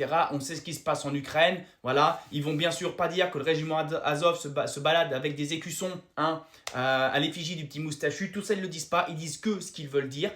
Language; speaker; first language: French; native; French